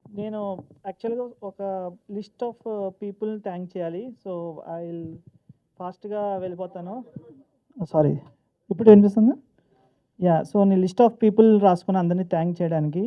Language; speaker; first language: Telugu; native; Telugu